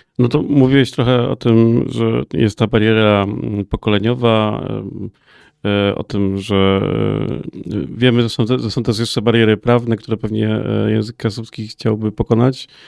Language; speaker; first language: Polish; native; Polish